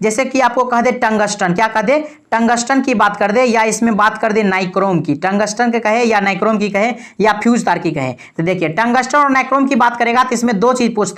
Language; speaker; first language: Hindi; native; Hindi